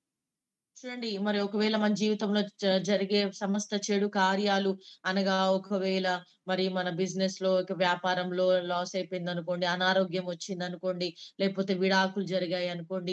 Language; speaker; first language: Telugu; native; Telugu